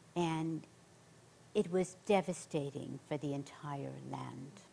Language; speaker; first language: English; native; English